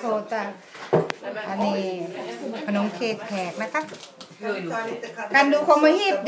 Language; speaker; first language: Swedish; non-native, learner; Thai